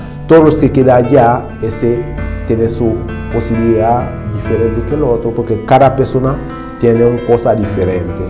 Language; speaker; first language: Spanish; non-native, learner; Haitian Creole